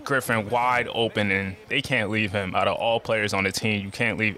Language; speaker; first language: English; native; English